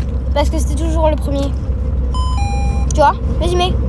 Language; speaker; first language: French; native; French